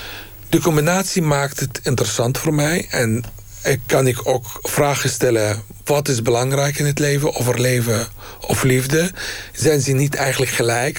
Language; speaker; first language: Dutch; non-native, fluent; Arabic